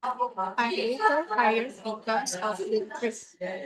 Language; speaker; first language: English; non-native, learner; Indonesian